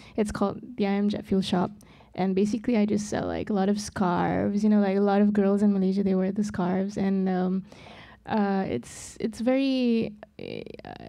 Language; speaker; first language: English; non-native, local second language; Malay